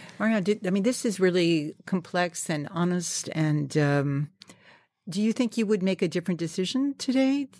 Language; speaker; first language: English; native; English